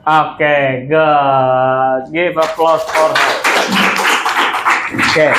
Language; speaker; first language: English; non-native, learner; Indonesian